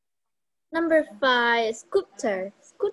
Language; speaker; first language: English; non-native, learner; Vietnamese